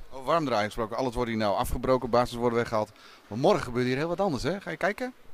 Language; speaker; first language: Dutch; native; Dutch